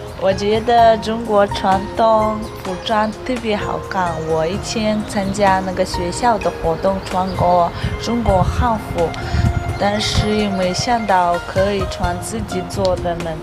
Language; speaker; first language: Chinese; non-native, learner; Russian